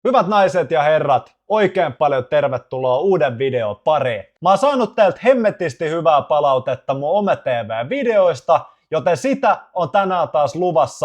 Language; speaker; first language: Finnish; native; Finnish